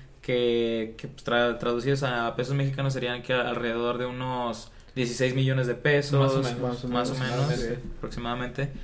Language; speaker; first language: Spanish; native; Spanish